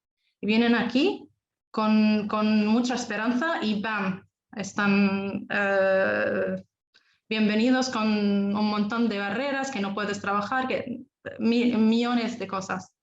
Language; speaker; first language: Spanish; non-native, fluent; Arabic